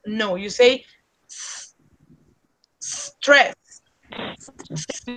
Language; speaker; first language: English; non-native, fluent; Spanish